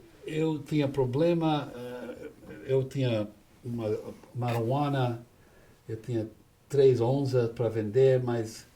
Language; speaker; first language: Portuguese; non-native, fluent; English